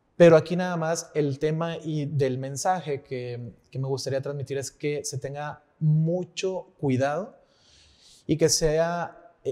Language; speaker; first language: Spanish; native; Spanish